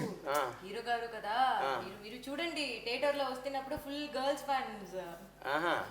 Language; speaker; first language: Telugu; non-native, learner; Tamil